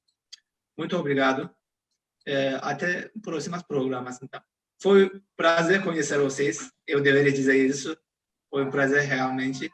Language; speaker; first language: Portuguese; non-native, fluent; Turkish